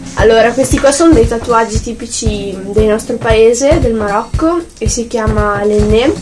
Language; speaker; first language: Italian; early bilingual, other home language; Arabic